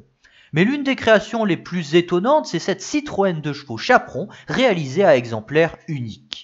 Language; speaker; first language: French; native; French